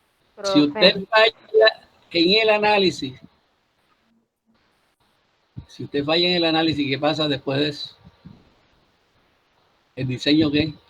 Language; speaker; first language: Spanish; native; Spanish